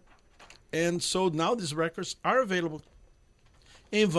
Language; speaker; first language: English; non-native, fluent; Portuguese